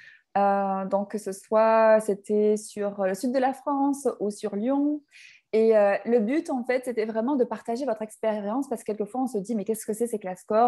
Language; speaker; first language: French; native; French